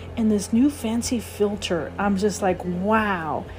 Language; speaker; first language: English; native; English